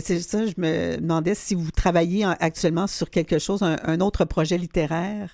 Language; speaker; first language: French; native; French